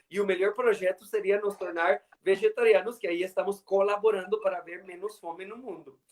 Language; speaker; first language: Portuguese; non-native, fluent; Spanish